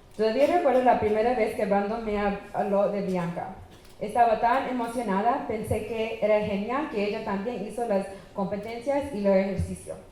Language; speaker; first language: Spanish; early bilingual, other home language; English